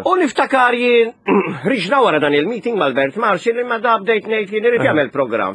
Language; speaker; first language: Maltese; native; Maltese